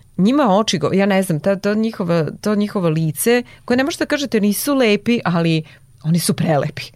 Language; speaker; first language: Serbian; non-native, local second language; Hungarian